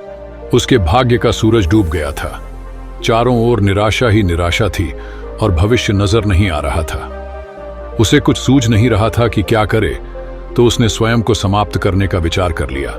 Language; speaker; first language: Hindi; native; Hindi